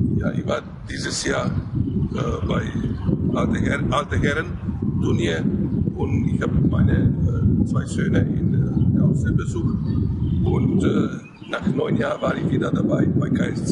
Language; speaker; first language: German; non-native, fluent; Croatian